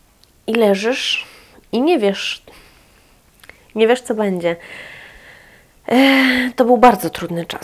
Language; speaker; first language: Polish; native; Polish